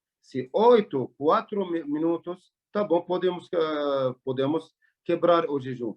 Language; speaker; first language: Portuguese; non-native, learner; Arabic